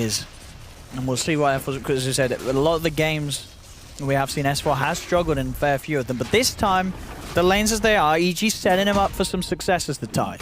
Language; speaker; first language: English; native; English